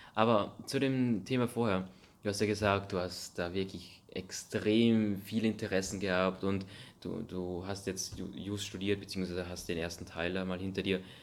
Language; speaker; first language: German; native; German